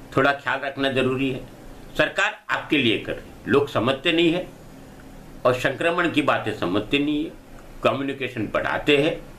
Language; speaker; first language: Hindi; non-native, local second language; Gujarati